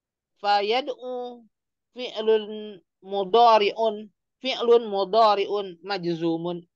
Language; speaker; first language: Arabic; non-native, learner; Indonesian